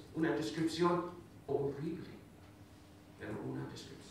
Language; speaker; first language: Spanish; non-native, fluent; English